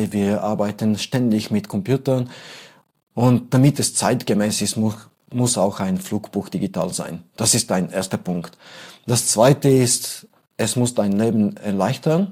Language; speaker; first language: German; non-native, fluent; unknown